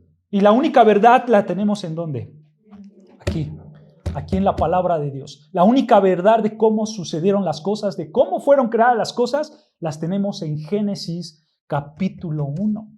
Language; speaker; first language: Spanish; native; Spanish